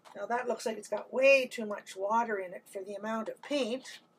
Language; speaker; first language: English; native; English